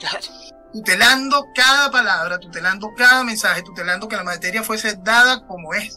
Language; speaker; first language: Spanish; native; Spanish